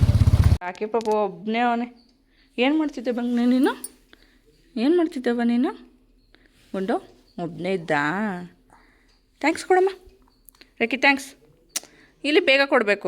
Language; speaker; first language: Kannada; native; Kannada